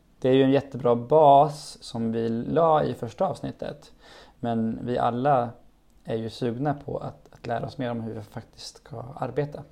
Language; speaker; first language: Swedish; native; Swedish